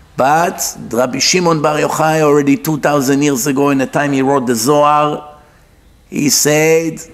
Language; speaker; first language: English; non-native, fluent; Hebrew